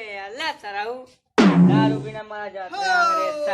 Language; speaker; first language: Hindi; non-native, local second language; Bhojpuri